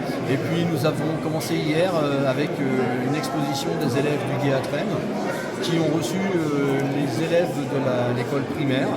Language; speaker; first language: French; native; French